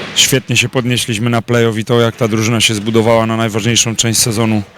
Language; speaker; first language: Polish; native; Polish